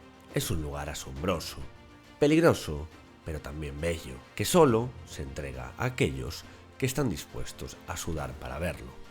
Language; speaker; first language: Spanish; native; Spanish